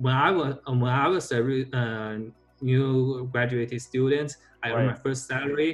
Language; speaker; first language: English; non-native, learner; Chinese